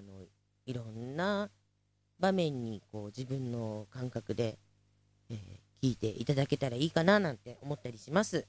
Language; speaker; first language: Japanese; native; Japanese